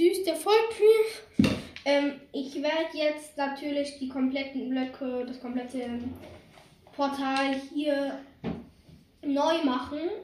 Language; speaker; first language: German; native; German